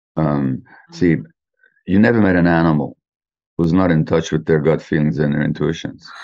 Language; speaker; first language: English; native; English